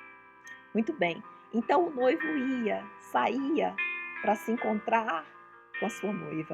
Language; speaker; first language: Portuguese; native; Portuguese